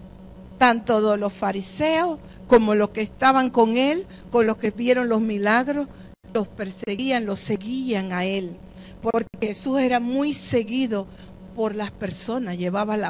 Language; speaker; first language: Spanish; native; Spanish